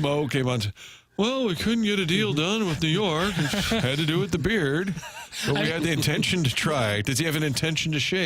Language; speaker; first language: English; native; English